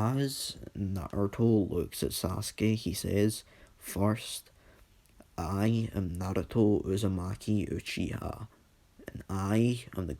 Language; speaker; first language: English; native; English